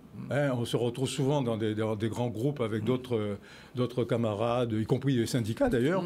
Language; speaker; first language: French; native; French